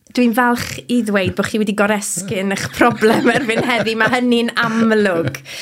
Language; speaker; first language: Welsh; native; Welsh